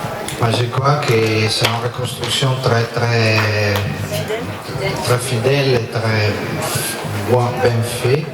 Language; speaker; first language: French; non-native, learner; Italian